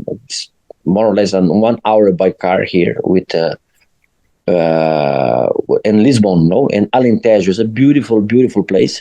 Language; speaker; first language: English; non-native, learner; Portuguese